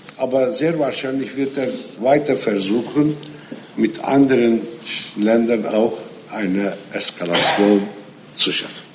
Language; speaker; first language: German; non-native, fluent; Arabic